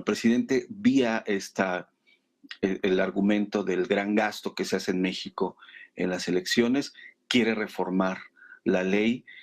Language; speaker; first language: Spanish; native; Spanish